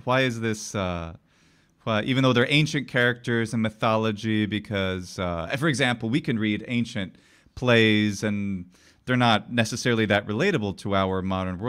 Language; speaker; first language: English; native; English